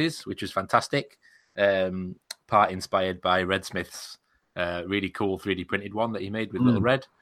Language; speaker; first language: English; native; English